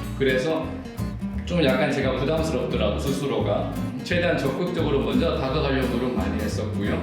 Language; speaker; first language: Korean; native; Korean